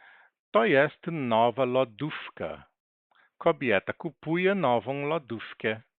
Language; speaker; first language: Polish; non-native, learner; Portuguese